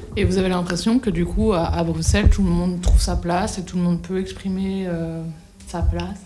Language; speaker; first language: French; native; French